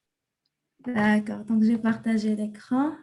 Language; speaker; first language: French; non-native, local second language; Arabic